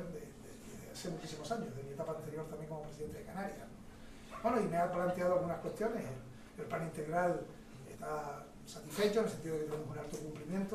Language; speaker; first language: Spanish; native; Spanish